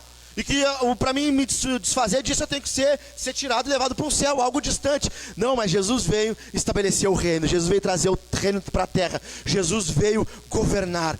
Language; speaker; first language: Portuguese; native; Portuguese